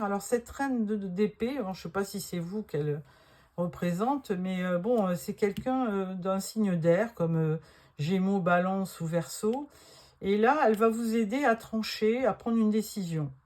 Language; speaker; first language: French; native; French